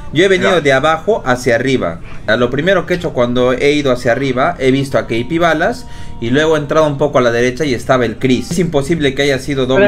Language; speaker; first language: Spanish; native; Spanish